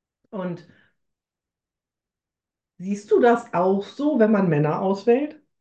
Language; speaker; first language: German; native; German